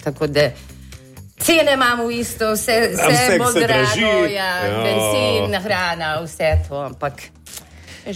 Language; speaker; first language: Slovenian; early bilingual, heritage; Slovenian